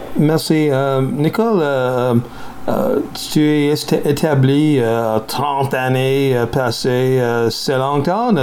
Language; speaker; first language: French; non-native, learner; English